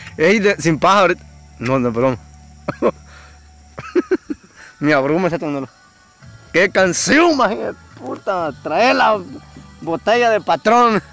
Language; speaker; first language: Spanish; native; Spanish